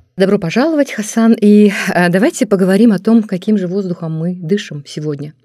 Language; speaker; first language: Russian; non-native, local second language; Tajik